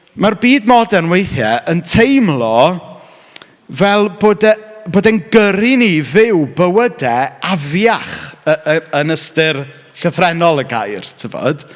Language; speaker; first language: Welsh; native; Welsh